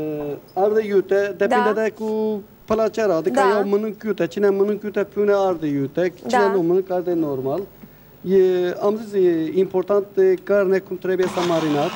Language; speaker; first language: Romanian; non-native, learner; Turkish